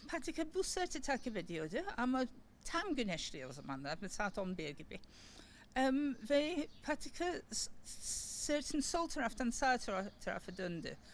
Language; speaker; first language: Turkish; non-native, learner; English